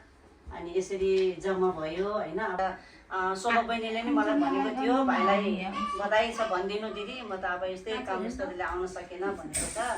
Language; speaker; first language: Nepali; non-native, local second language; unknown